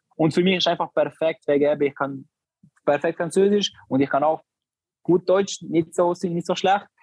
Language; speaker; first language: German; non-native, learner; Albanian